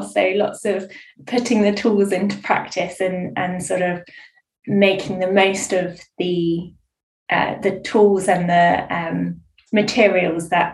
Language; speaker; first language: English; native; English